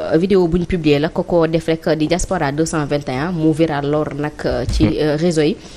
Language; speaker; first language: Wolof; native; Wolof